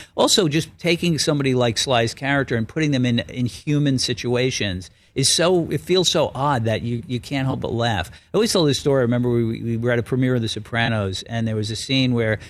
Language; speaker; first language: English; native; English